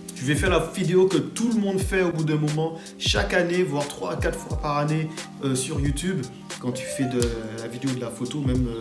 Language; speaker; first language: French; non-native, fluent; English